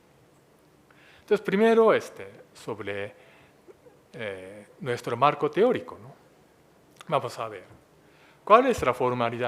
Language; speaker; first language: Spanish; non-native, fluent; Japanese